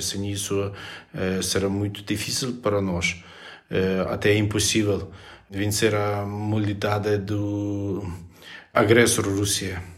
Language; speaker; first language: Portuguese; non-native, learner; Ukrainian